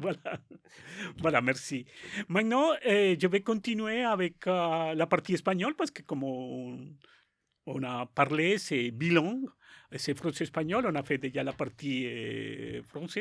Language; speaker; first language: French; non-native, learner; Spanish